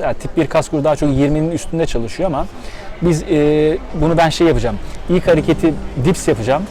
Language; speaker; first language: Turkish; native; Turkish